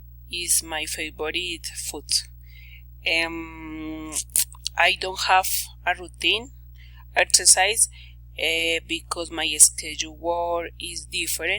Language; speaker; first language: English; non-native, learner; Spanish